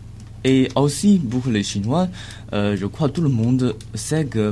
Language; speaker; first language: French; non-native, learner; Chinese